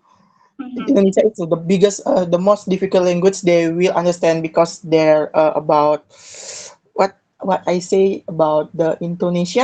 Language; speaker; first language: English; non-native, learner; Indonesian